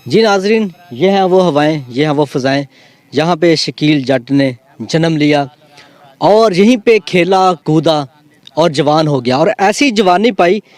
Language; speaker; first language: Urdu; non-native, local second language; Punjabi